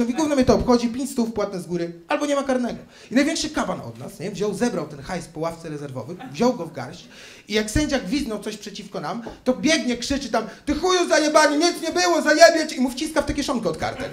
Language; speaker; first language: Polish; native; Polish